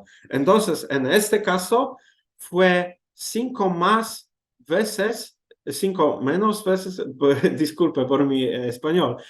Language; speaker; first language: Spanish; non-native, learner; Polish